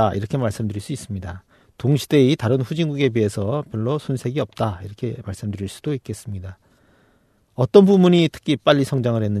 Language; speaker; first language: Korean; native; Korean